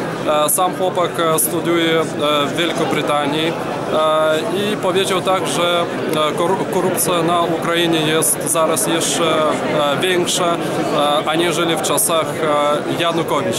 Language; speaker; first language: Polish; non-native, fluent; Ukrainian